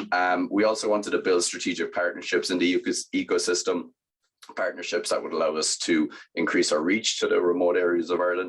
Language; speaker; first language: English; native; English